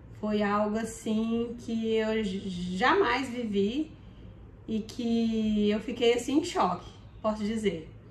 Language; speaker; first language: Portuguese; native; Portuguese